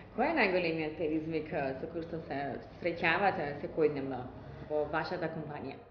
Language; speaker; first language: Macedonian; native; Macedonian